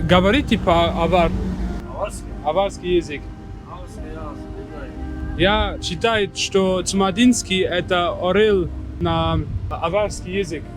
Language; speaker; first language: Russian; non-native, learner; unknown